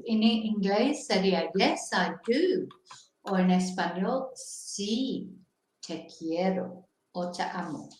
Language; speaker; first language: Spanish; non-native, fluent; English